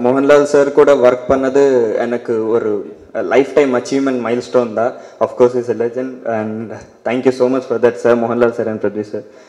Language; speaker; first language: Tamil; non-native, learner; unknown